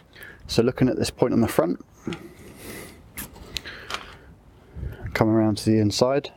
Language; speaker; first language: English; native; English